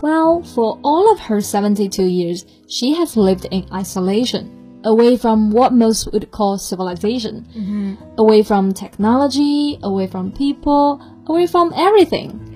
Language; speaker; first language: English; non-native, fluent; Chinese